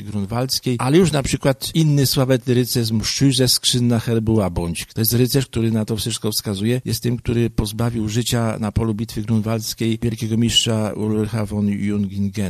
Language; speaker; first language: Polish; native; Polish